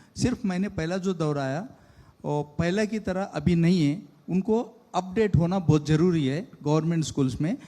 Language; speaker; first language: Hindi; non-native, local second language; Telugu